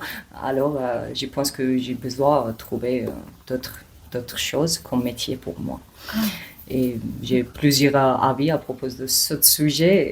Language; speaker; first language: French; non-native, learner; Georgian